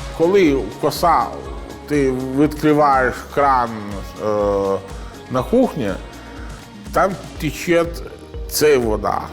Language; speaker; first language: Ukrainian; non-native, learner; Italian